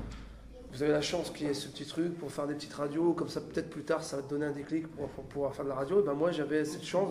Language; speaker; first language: French; native; French